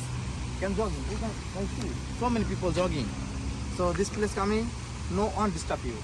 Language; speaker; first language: English; non-native, learner; Bangla